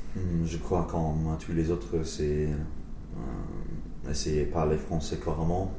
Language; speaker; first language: French; non-native, learner; English